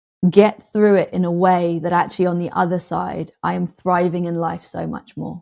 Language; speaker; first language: English; native; English